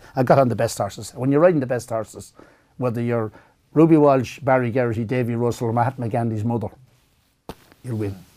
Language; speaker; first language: English; native; English